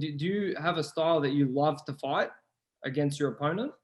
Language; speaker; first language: English; native; English